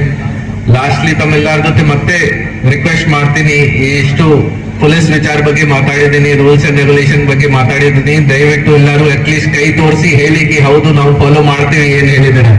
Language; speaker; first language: Kannada; non-native, local second language; Hindi